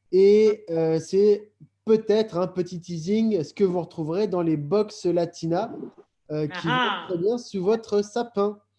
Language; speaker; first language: French; native; French